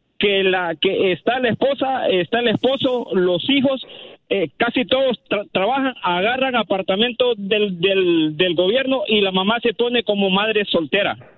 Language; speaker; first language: Spanish; native; Spanish